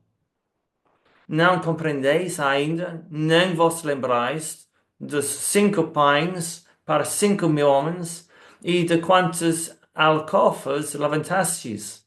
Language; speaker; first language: Portuguese; non-native, fluent; English